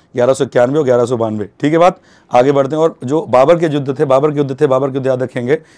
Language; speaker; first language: Hindi; native; Hindi